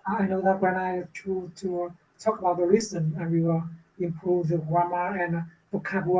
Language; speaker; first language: English; non-native, learner; Vietnamese